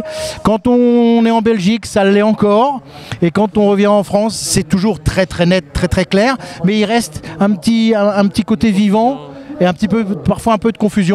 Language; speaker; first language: French; native; French